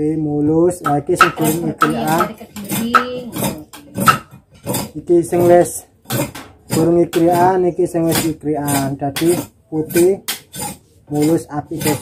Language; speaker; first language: Indonesian; non-native, local second language; Javanese